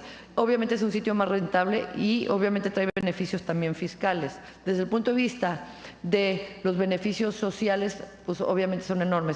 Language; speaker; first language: Spanish; native; Spanish